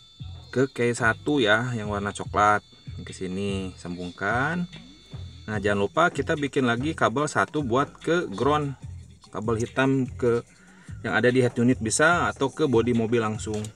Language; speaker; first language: Indonesian; native; Indonesian